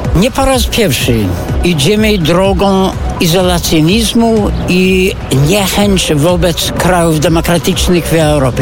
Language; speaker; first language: Polish; non-native, fluent; English